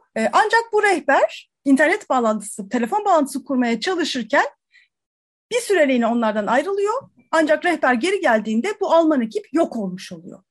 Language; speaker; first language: Turkish; native; Turkish